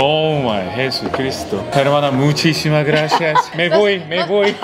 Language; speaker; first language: Spanish; non-native, learner; Korean